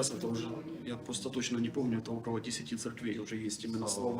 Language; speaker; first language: Russian; native; Russian